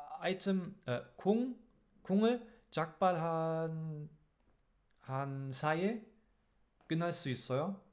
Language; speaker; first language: Korean; non-native, learner; German